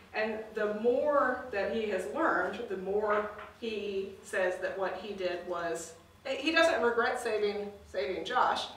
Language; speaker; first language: English; native; English